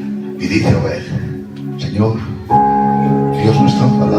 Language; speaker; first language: Spanish; native; Spanish